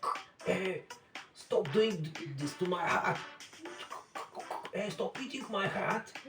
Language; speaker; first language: English; non-native, learner; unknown